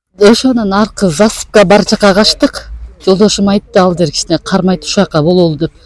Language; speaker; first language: Kyrgyz; native; Kyrgyz